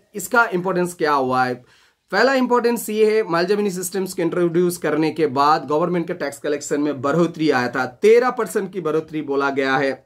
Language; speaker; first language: Hindi; non-native, local second language; Bangla